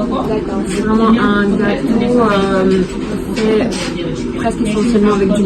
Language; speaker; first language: French; early bilingual, heritage; French